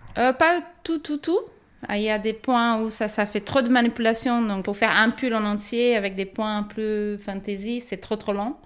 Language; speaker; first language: French; non-native, fluent; Portuguese